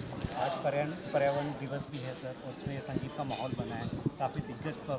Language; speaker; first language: Hindi; native; Hindi